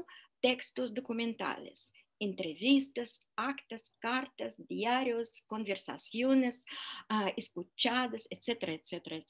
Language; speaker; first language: Spanish; non-native, fluent; Russian